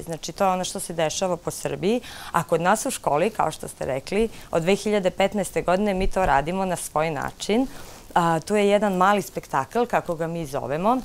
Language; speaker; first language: Serbian; native; Serbian